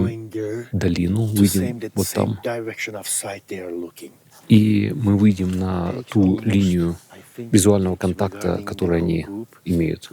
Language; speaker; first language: Russian; native; Russian